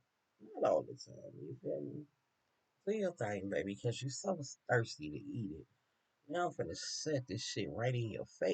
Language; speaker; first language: English; native; English